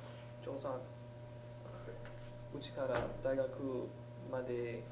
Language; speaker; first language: Japanese; non-native, learner; English